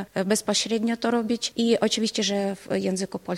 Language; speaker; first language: Polish; non-native, fluent; Ukrainian